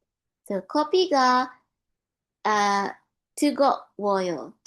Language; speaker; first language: Korean; non-native, learner; English